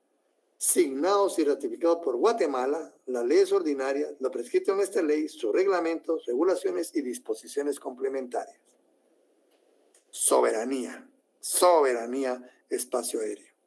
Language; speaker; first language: Spanish; native; Spanish